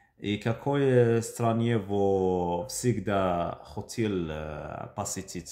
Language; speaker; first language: Russian; non-native, learner; Arabic